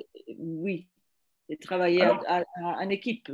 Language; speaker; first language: French; non-native, fluent; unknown